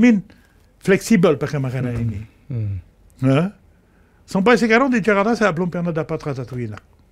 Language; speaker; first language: Indonesian; non-native, fluent; French